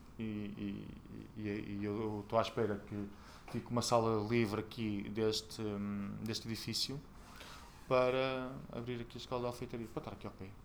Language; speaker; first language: Portuguese; native; Portuguese